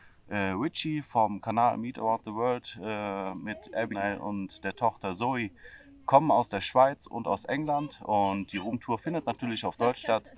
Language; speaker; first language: German; native; German